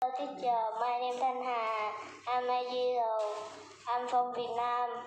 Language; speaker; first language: English; non-native, learner; Vietnamese